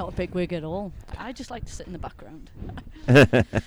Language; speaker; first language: English; native; English